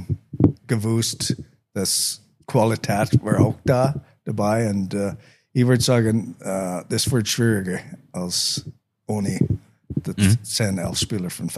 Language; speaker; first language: German; non-native, learner; English